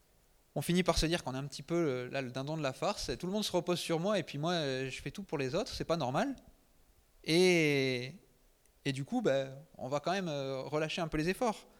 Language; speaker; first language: French; native; French